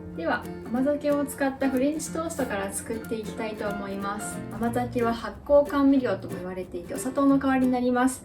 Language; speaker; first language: Japanese; native; Japanese